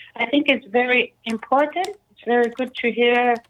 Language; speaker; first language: English; non-native, fluent; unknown